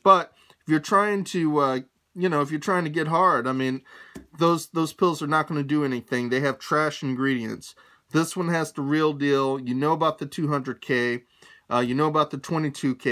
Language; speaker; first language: English; native; English